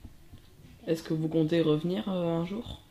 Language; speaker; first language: French; native; French